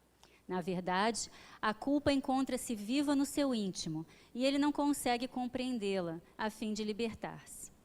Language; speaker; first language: Portuguese; native; Portuguese